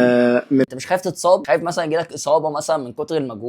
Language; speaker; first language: Arabic; native; Arabic